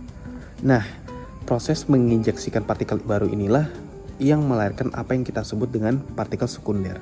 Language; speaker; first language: Indonesian; native; Indonesian